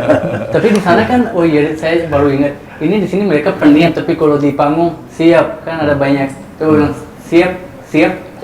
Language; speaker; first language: Indonesian; native; Indonesian